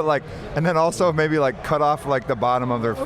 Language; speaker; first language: English; native; English